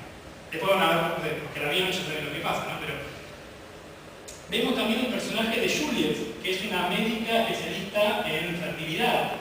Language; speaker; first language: Spanish; native; Spanish